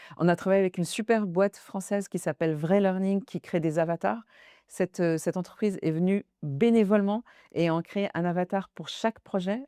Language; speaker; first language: French; early bilingual, other home language; Arabic